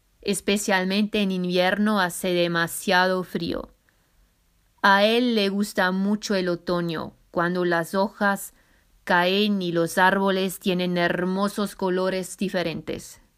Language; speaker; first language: Spanish; non-native, fluent; German